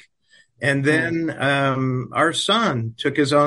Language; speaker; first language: English; native; English